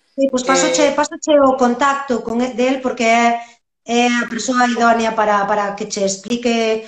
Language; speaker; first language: Galician; native; Galician